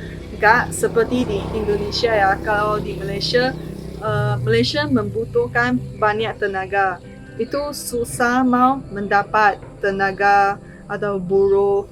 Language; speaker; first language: Indonesian; non-native, fluent; Chinese